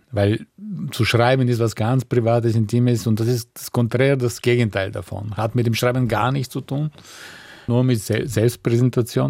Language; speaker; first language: German; non-native, fluent; Bulgarian